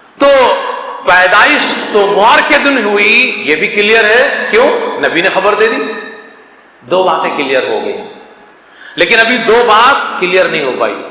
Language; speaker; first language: Urdu; native; Urdu